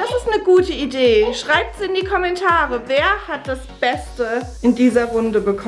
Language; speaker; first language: German; native; German